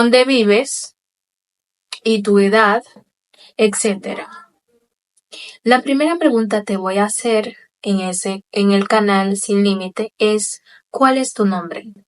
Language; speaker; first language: Spanish; non-native, local second language; Haitian Creole